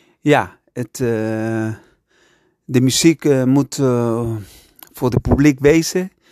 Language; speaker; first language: Dutch; non-native, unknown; Spanish